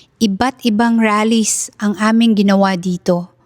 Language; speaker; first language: Filipino; native; Filipino